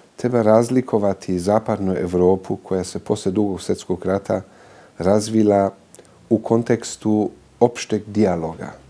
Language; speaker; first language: Bosnian; early bilingual, heritage; Serbian